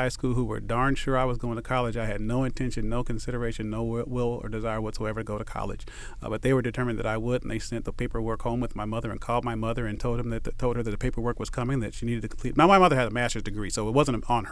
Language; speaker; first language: English; native; English